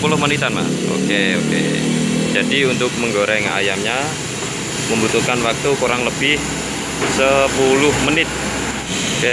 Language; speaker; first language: Indonesian; native; Indonesian